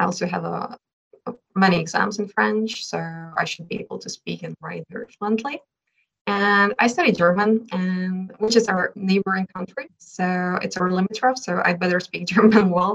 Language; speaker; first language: English; non-native, fluent; Czech